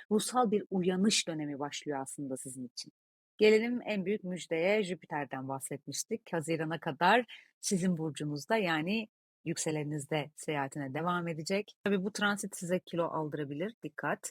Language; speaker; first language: Turkish; native; Turkish